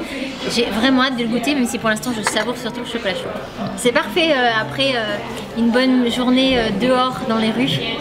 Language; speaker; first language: French; native; French